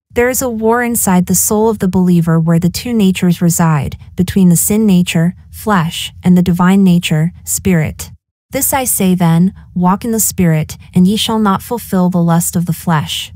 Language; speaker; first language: English; native; English